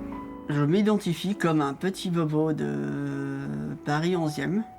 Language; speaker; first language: French; non-native, fluent; Arabic